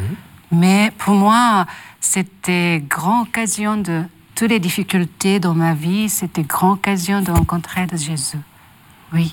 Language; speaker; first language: French; non-native, learner; Japanese